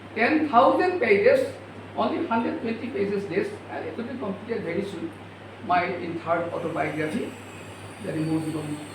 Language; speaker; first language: English; non-native, local second language; Assamese